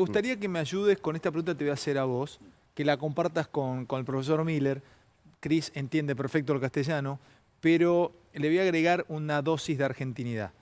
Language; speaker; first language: Spanish; native; Spanish